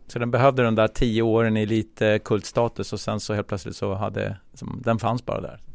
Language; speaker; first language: Swedish; native; Swedish